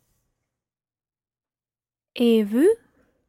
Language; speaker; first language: French; non-native, learner; English